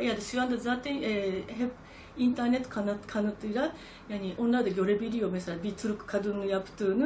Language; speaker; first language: Turkish; non-native, fluent; Japanese